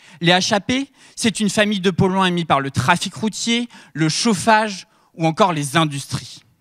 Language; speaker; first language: French; native; French